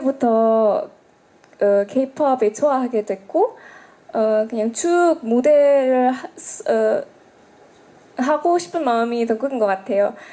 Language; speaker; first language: Korean; non-native, fluent; Indonesian